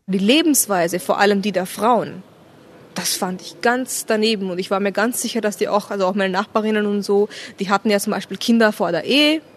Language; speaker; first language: German; early bilingual, other home language; Urdu